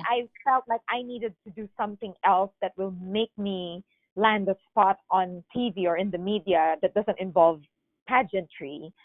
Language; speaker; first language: English; non-native, local second language; Filipino